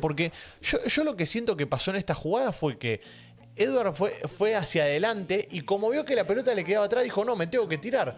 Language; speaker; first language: Spanish; native; Spanish